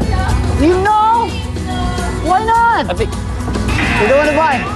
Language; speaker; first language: English; non-native, local second language; Filipino